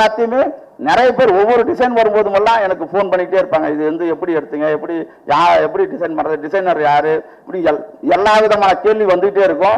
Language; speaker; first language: Tamil; native; Tamil